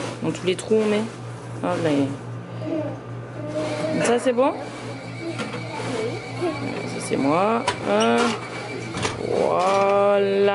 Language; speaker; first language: French; native; French